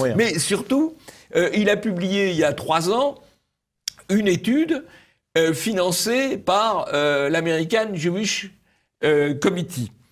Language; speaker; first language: French; native; French